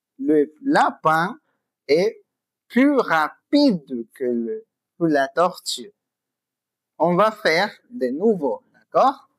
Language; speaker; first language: French; non-native, fluent; Spanish